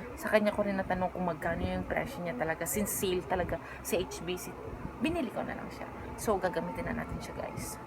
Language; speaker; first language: Filipino; native; Filipino